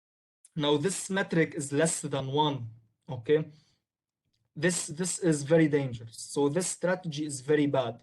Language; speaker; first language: English; non-native, local second language; Arabic